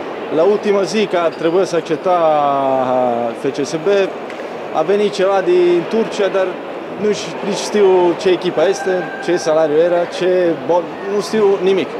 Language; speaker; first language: Romanian; non-native, fluent; Italian